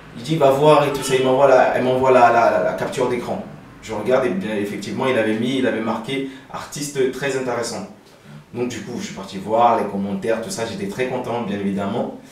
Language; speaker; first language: French; early bilingual, other home language; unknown